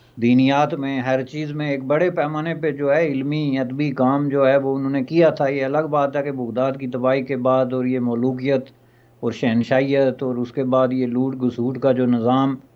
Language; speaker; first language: Urdu; non-native, local second language; Pahari-Potwari